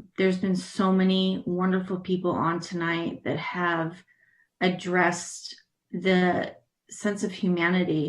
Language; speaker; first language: English; native; English